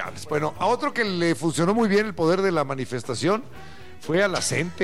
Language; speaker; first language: Spanish; native; Spanish